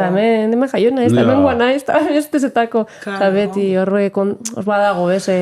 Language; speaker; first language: Basque; native; Basque